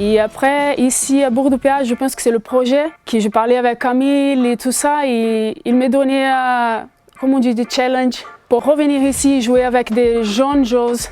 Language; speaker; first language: French; non-native, fluent; Portuguese